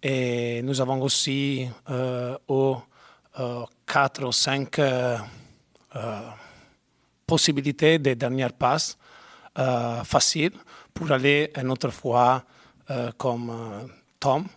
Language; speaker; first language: French; non-native, learner; Spanish